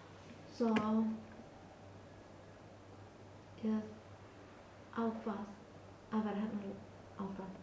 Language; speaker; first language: Icelandic; non-native, learner; Vietnamese